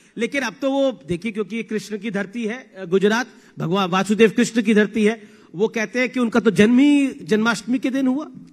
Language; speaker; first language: Hindi; native; Hindi